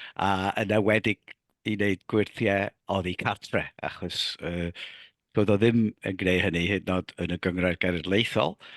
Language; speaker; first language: Welsh; native; Welsh